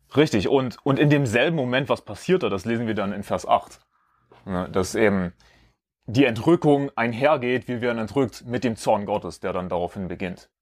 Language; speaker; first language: German; native; German